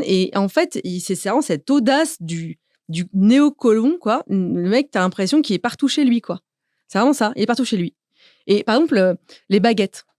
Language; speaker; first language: French; native; French